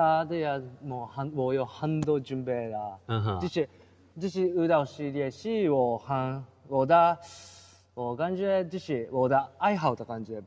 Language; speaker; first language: Chinese; non-native, learner; Japanese